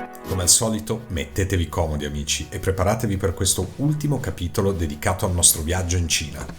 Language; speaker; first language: Italian; native; Italian